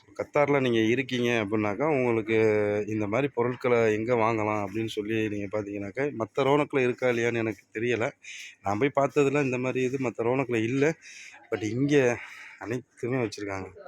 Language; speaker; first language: Tamil; native; Tamil